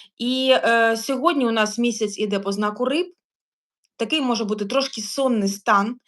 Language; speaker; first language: Ukrainian; native; Ukrainian